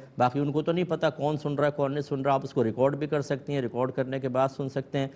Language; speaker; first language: Urdu; native; Urdu